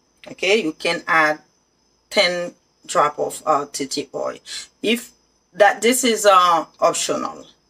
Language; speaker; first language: English; non-native, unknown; Haitian Creole